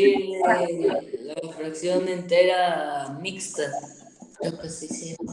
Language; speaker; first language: Spanish; native; Spanish